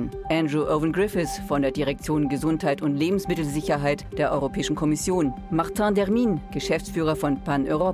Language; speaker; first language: German; native; German